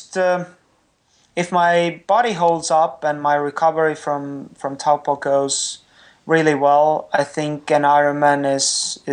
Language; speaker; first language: English; non-native, fluent; Estonian